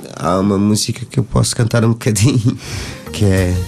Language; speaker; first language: Portuguese; non-native, local second language; Kabuverdianu